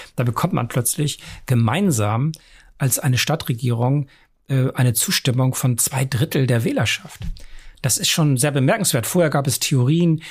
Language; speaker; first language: German; native; German